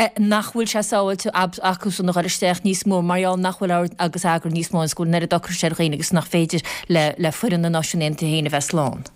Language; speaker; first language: Irish; native; Irish